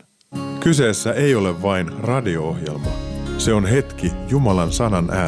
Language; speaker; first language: Finnish; native; Finnish